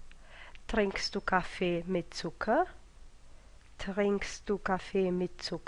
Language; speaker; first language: German; non-native, fluent; Romanian